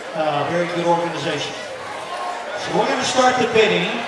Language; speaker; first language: English; native; English